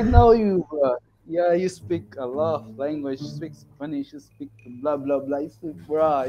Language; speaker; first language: English; non-native, fluent; Portuguese